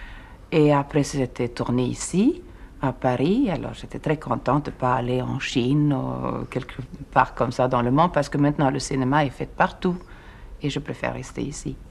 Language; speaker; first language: French; non-native, fluent; Swedish